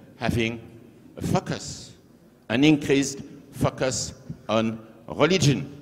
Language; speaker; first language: English; non-native, fluent; French